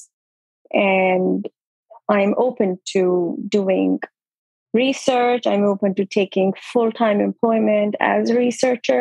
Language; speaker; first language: English; non-native, local second language; Urdu